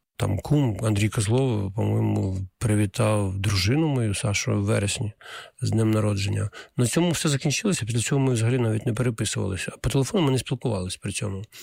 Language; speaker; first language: Ukrainian; non-native, local second language; Russian